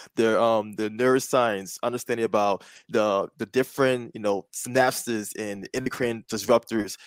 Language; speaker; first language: English; native; English